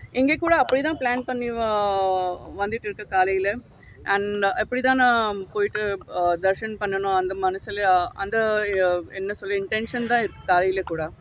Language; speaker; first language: Tamil; non-native, learner; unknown